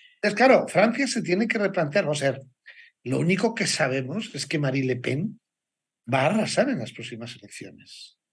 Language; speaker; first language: Spanish; native; Spanish